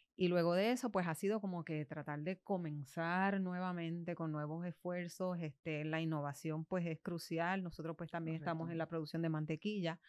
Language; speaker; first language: Spanish; native; Spanish